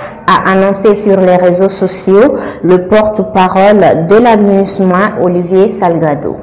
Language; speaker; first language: French; non-native, local second language; Bambara